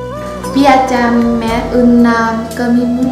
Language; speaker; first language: Romanian; non-native, learner; Vietnamese